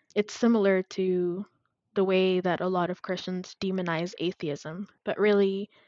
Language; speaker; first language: English; non-native, fluent; Amharic